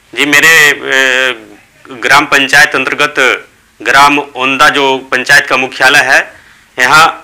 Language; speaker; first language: Hindi; native; Hindi